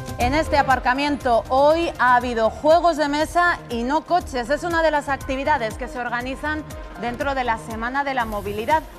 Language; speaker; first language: Spanish; native; Spanish